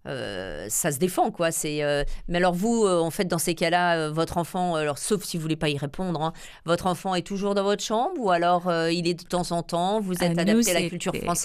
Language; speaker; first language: French; native; French